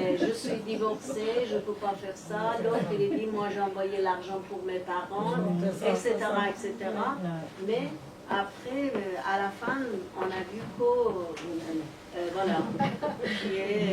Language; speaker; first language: French; non-native, learner; Persian